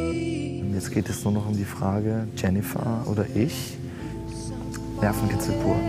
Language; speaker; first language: German; native; German